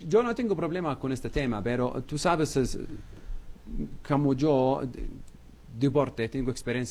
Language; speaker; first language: Spanish; non-native, learner; Arabic